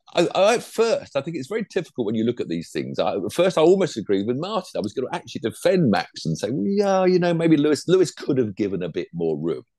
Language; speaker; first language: English; native; English